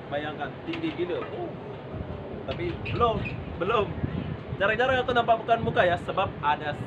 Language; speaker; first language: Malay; non-native, local second language; Indonesian